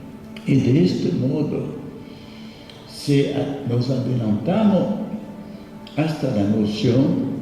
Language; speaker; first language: Spanish; non-native, fluent; French